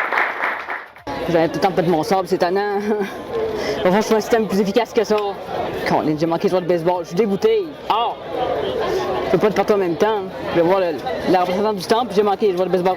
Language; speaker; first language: French; native; French